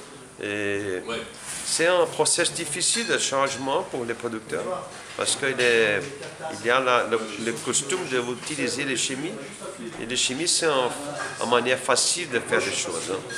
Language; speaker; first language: French; non-native, learner; Portuguese